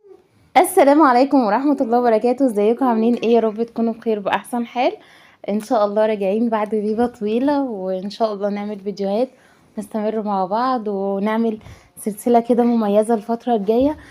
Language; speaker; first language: Arabic; native; Arabic